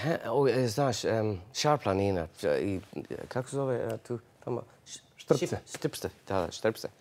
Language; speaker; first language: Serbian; non-native, learner; English